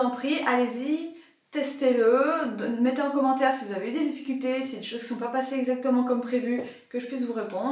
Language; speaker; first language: French; native; French